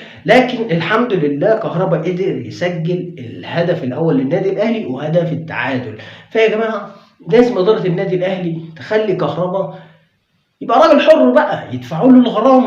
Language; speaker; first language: Arabic; native; Arabic